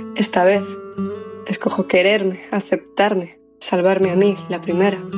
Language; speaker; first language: Spanish; native; Spanish